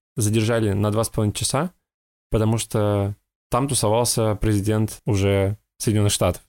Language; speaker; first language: Russian; native; Russian